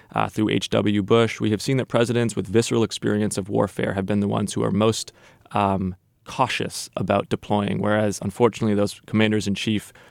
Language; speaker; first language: English; native; English